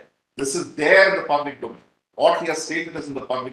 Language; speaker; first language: English; non-native, local second language; Hindi